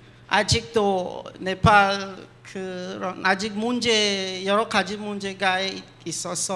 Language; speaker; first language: Korean; non-native, learner; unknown